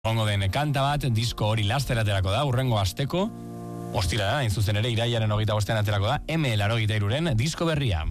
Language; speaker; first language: Basque; native; Basque